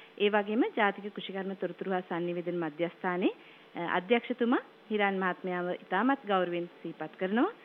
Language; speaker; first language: Sinhala; native; Sinhala